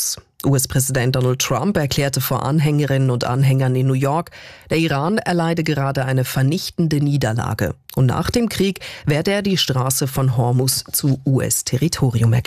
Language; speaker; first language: German; native; German